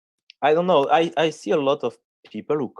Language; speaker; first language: English; non-native, fluent; French